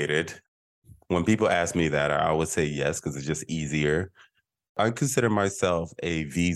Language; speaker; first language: English; non-native, local second language; Igbo